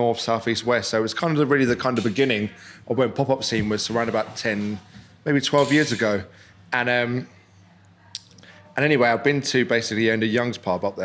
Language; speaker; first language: English; native; English